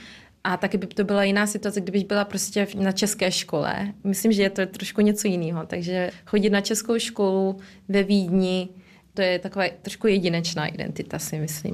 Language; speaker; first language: Czech; early bilingual, heritage; Czech